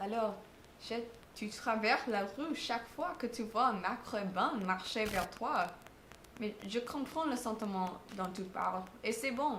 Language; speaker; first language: French; non-native, fluent; English